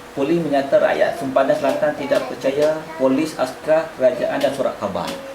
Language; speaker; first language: Malay; native; Malay